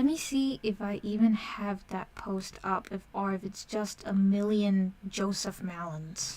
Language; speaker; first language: English; native; English